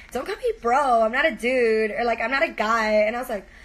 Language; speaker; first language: English; early bilingual, heritage; Spanish